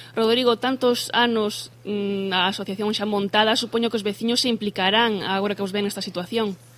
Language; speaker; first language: Galician; native; Galician